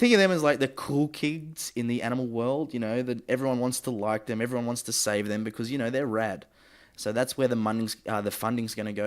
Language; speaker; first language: English; native; English